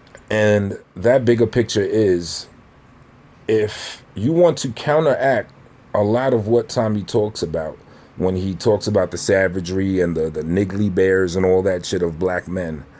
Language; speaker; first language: English; native; English